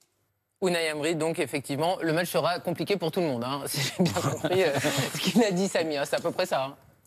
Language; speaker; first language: French; native; French